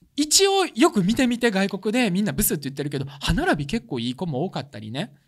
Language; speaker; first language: Japanese; early bilingual, other home language; Russian